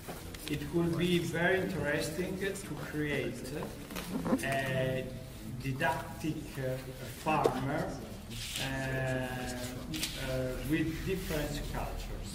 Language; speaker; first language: English; non-native, learner; Italian